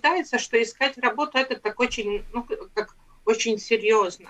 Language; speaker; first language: Russian; non-native, local second language; Latvian